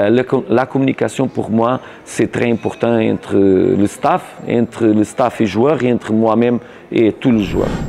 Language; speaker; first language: French; non-native, learner; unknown